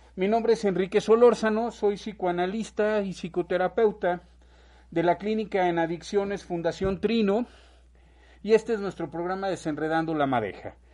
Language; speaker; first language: Spanish; native; Spanish